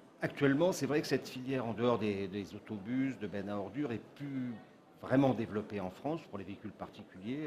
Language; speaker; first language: French; native; French